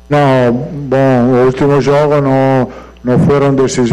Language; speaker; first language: Portuguese; non-native, fluent; Italian